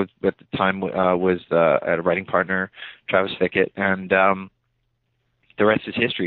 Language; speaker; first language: English; native; English